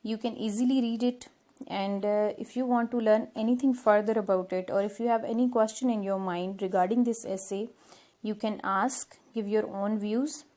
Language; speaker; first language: English; non-native, local second language; Urdu